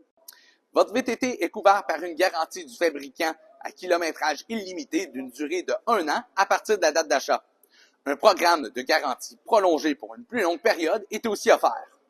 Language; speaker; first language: French; native; French